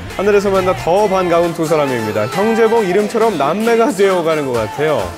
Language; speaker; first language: Korean; native; Korean